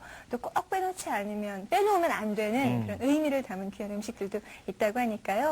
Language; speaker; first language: Korean; native; Korean